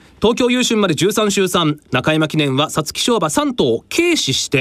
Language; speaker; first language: Japanese; native; Japanese